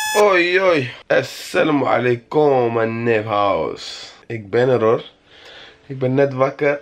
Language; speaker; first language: Dutch; early bilingual, other home language; Arabic